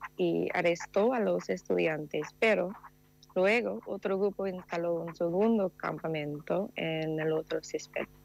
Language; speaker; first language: Spanish; non-native, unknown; English